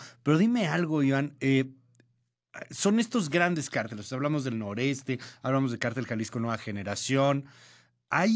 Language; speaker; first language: Spanish; native; Spanish